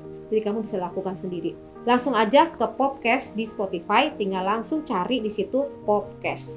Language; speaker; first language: Indonesian; native; Indonesian